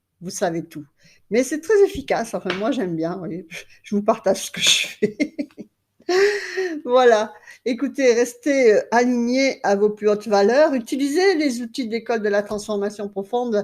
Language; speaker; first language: French; native; French